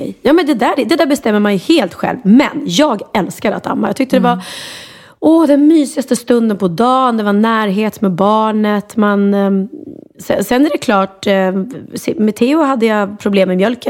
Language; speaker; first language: Swedish; native; Swedish